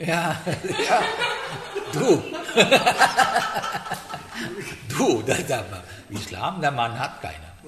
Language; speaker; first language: German; non-native, learner; Sinhala